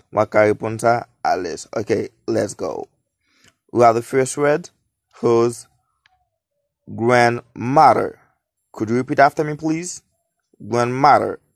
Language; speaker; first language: English; non-native, learner; Haitian Creole